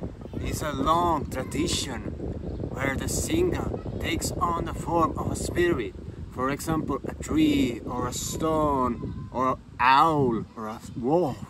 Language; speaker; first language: English; non-native, fluent; Estonian